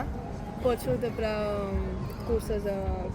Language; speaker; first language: Bulgarian; early bilingual, heritage; Bulgarian